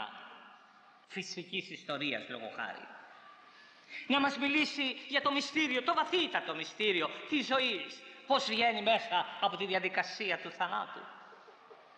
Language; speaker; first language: Greek; native; Greek